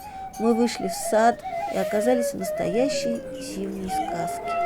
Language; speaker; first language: Russian; native; Russian